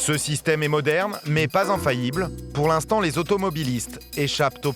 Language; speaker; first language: French; native; French